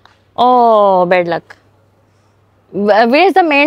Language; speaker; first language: English; non-native, learner; Hindi